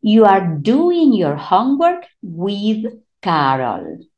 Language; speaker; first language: English; non-native, fluent; Spanish